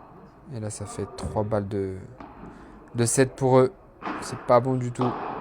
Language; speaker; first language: French; native; French